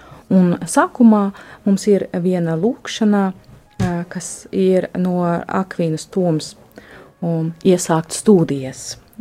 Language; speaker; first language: Latvian; non-native, fluent; German